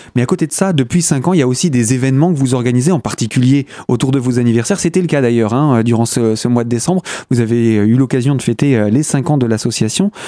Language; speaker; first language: French; native; French